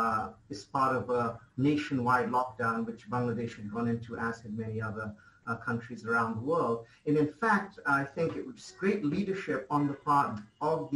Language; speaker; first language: English; non-native, local second language; Bangla